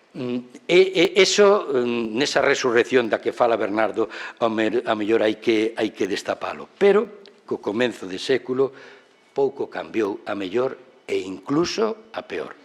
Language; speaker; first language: Galician; non-native, local second language; Spanish